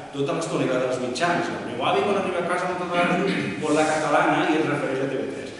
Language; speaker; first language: Catalan; native; Catalan